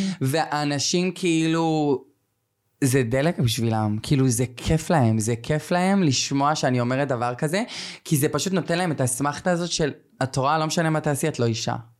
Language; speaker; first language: Hebrew; native; Hebrew